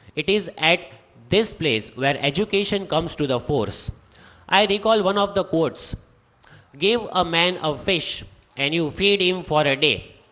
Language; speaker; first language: English; non-native, local second language; Hindi